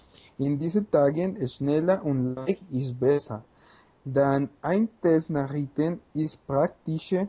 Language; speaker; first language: German; non-native, learner; Spanish